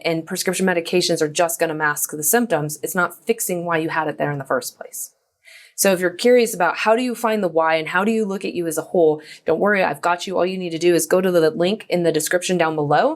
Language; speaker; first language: English; native; English